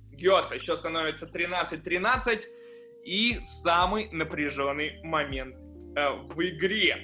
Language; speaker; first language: Russian; native; Russian